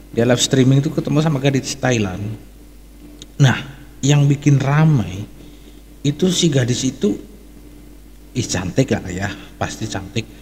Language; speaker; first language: Indonesian; native; Indonesian